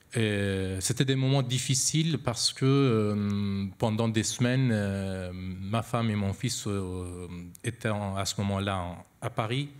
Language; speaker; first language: French; non-native, fluent; Persian